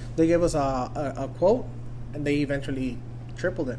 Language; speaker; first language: English; non-native, fluent; Spanish